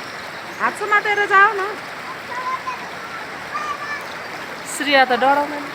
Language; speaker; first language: Nepali; native; Nepali